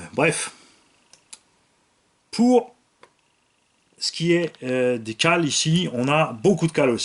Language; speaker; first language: French; native; French